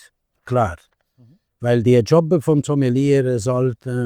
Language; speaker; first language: German; non-native, fluent; Italian